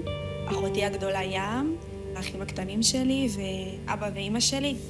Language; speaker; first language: Hebrew; native; Hebrew